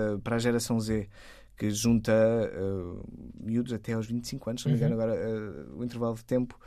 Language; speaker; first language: Portuguese; native; Portuguese